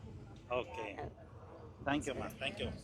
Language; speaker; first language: Kannada; native; Kannada